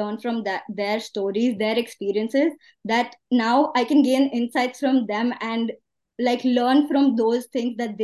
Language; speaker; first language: English; non-native, local second language; Hindi